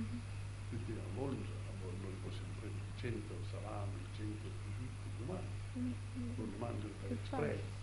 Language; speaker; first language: Italian; early bilingual, heritage; Italian